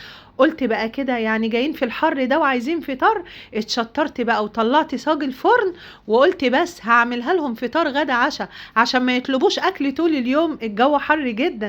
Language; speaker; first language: Arabic; native; Arabic